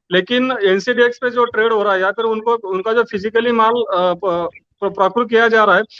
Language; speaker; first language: Hindi; non-native, local second language; Marathi